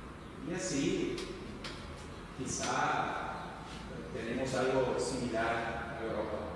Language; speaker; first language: Spanish; non-native, fluent; Portuguese